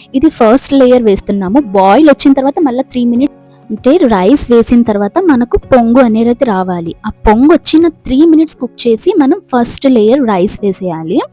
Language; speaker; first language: Telugu; non-native, local second language; Urdu